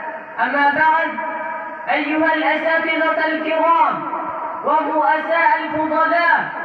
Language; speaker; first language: Arabic; non-native, learner; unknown